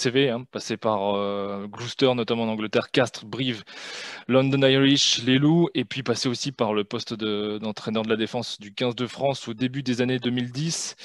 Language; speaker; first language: French; native; French